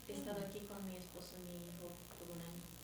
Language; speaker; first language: Spanish; non-native, fluent; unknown